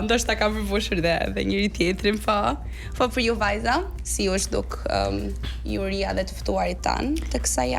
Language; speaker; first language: Albanian; native; Albanian